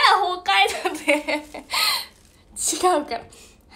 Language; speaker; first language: Japanese; native; Japanese